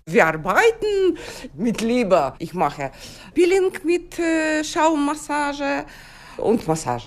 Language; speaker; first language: German; non-native, learner; Ukrainian